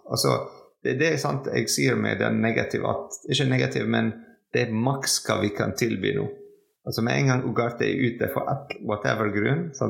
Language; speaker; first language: Norwegian; non-native, fluent; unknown